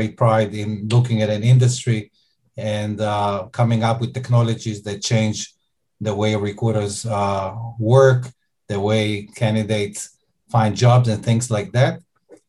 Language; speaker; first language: English; non-native, fluent; Hebrew